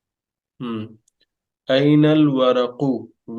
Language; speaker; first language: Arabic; non-native, fluent; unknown